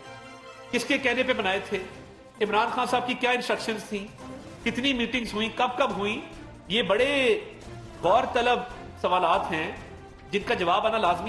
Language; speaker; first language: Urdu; non-native, local second language; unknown